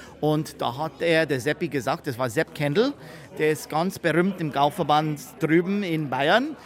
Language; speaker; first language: German; early bilingual, heritage; English